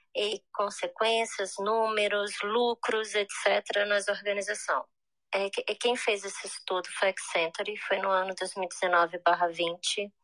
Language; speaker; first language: Portuguese; native; Portuguese